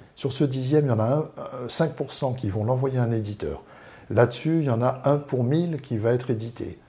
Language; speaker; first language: French; native; French